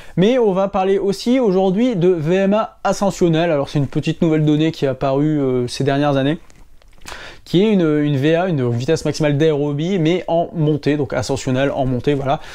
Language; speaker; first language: French; native; French